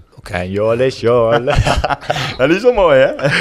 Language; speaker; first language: Dutch; native; Dutch